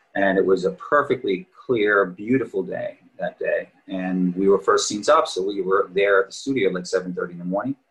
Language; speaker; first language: English; native; English